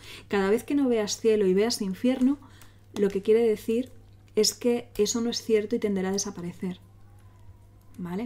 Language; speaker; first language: Spanish; native; Spanish